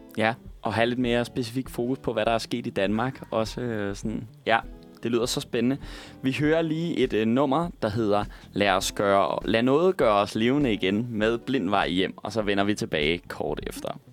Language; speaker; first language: Danish; native; Danish